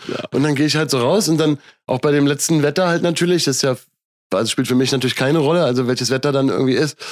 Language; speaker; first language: German; native; German